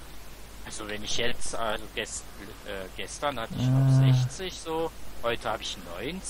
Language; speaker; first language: German; native; German